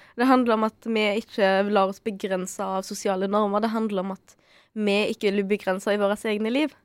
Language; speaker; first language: Norwegian; early bilingual, other home language; Arabic